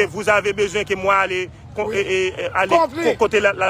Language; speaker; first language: French; non-native, learner; Haitian Creole